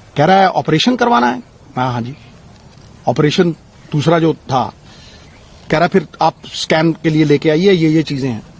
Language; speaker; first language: Hindi; non-native, local second language; Punjabi